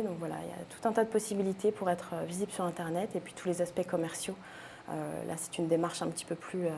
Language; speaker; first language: French; native; French